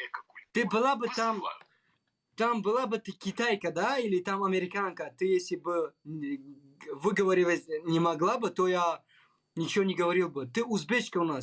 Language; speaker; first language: Russian; non-native, learner; Tajik